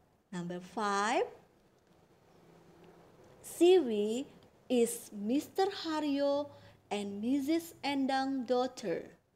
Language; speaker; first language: English; non-native, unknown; Indonesian